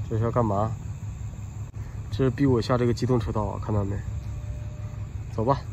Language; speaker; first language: Chinese; native; Chinese